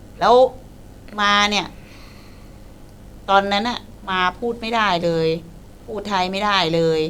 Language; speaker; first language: Thai; native; Thai